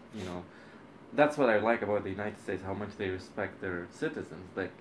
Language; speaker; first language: English; non-native, fluent; Arabic